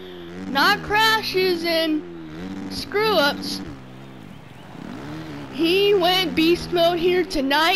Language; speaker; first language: English; native; English